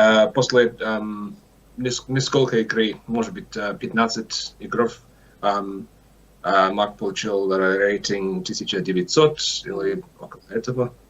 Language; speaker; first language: Russian; non-native, learner; English